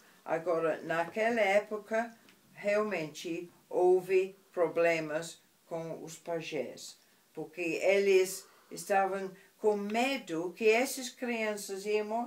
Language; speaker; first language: Portuguese; non-native, fluent; English